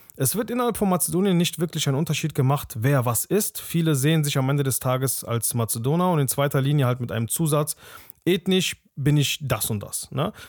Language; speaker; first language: German; early bilingual, other home language; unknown